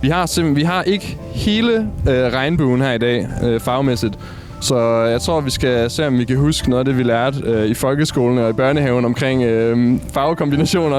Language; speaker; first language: Danish; native; Danish